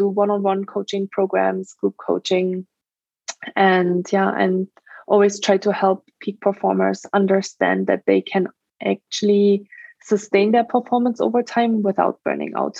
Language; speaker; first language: English; non-native, fluent; German